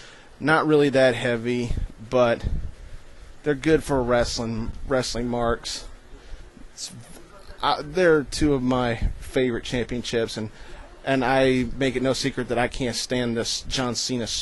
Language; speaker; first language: English; native; English